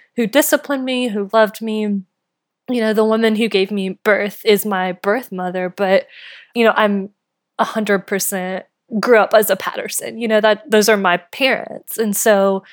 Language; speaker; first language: English; native; English